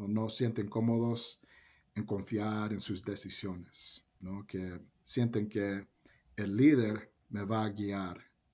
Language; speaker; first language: Spanish; early bilingual, heritage; Spanish